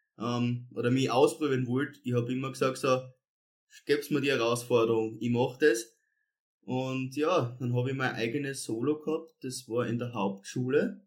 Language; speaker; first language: German; native; German